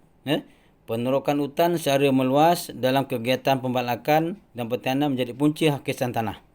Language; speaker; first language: Malay; native; Malay